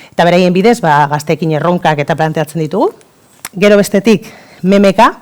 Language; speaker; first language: Basque; non-native, local second language; Spanish